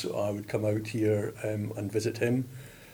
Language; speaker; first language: English; native; English